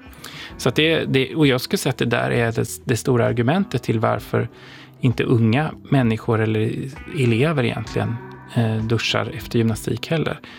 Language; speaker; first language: Swedish; native; Swedish